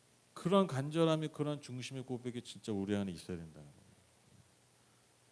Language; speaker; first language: Korean; native; Korean